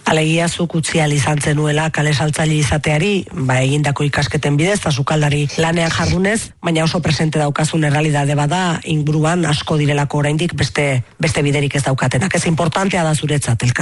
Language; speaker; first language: Basque; native; Basque